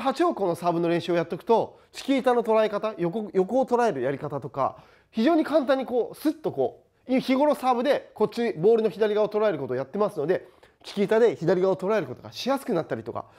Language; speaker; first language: Japanese; native; Japanese